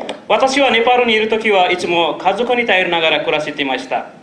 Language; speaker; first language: Japanese; non-native, fluent; Nepali